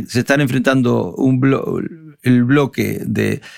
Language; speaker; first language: Spanish; native; Spanish